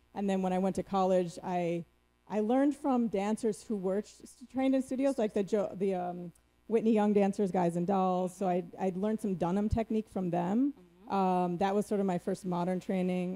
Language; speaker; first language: English; native; English